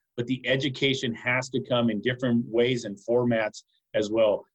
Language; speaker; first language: English; native; English